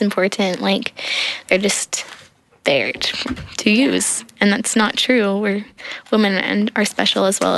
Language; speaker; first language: English; native; English